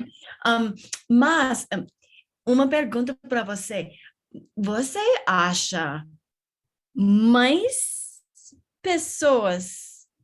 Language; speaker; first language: Portuguese; non-native, learner; English